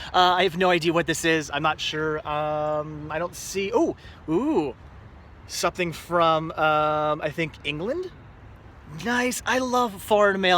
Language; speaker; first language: English; native; English